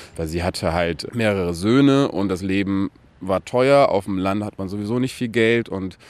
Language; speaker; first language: German; native; German